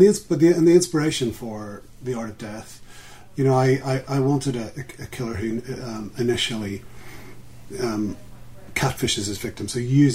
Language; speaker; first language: English; native; English